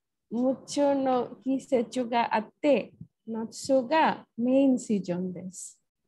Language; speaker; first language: Japanese; non-native, learner; Bangla